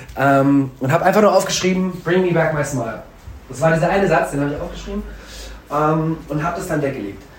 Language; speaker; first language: German; early bilingual, other home language; Russian